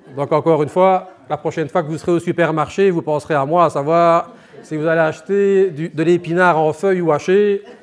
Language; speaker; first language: French; native; French